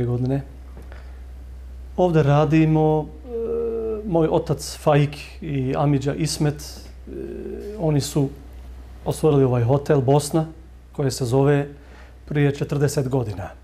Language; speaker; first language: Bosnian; early bilingual, heritage; Bosnian